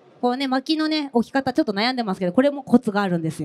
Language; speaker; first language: Japanese; native; Japanese